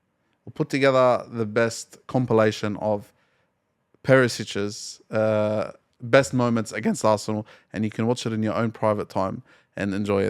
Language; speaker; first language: English; native; English